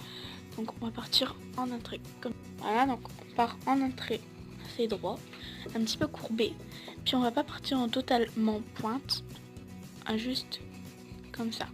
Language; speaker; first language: French; native; French